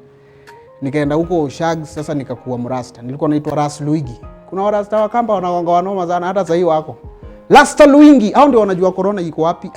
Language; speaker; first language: Swahili; native; Swahili